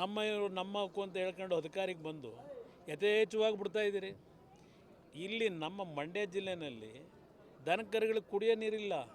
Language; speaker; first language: Kannada; native; Kannada